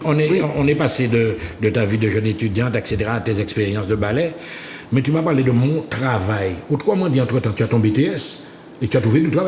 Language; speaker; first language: French; native; French